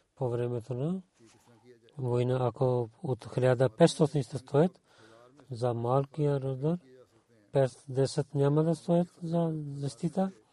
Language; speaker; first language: Bulgarian; non-native, learner; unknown